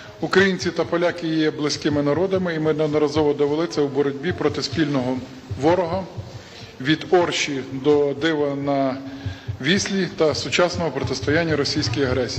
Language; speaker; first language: Ukrainian; native; Ukrainian